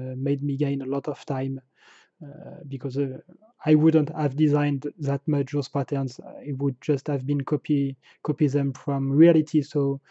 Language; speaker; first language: English; non-native, fluent; French